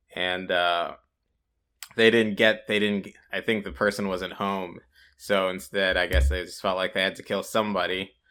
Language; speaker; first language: English; native; English